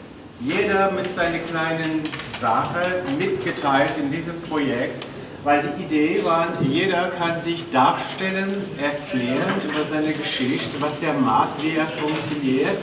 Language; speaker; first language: German; non-native, fluent; French